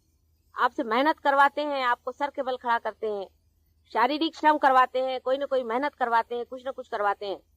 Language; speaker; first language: Hindi; non-native, local second language; Marathi